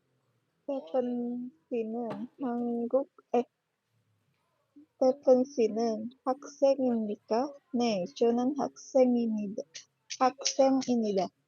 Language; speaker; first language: Korean; non-native, learner; Indonesian